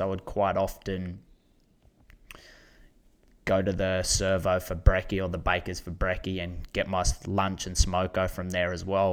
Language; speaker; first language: English; native; English